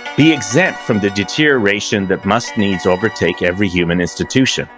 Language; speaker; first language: English; early bilingual, other home language; Persian